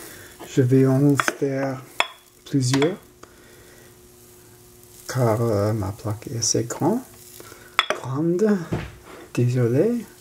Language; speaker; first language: French; non-native, learner; English